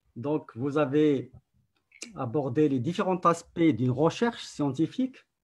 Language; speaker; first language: French; non-native, local second language; Arabic